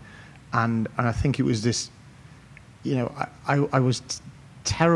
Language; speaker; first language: English; native; English